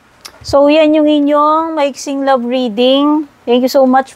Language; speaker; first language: Filipino; native; Filipino